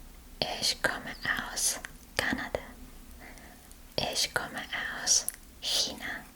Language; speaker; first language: German; non-native, fluent; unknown